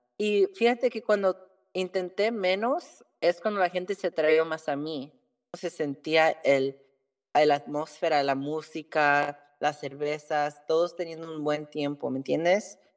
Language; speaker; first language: Spanish; early bilingual, heritage; Spanish